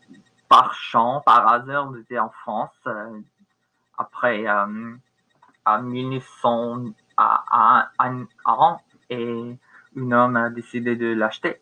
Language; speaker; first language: French; non-native, learner; English